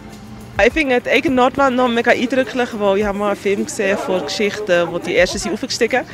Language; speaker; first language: German; native; German